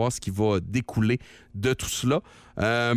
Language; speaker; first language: French; native; French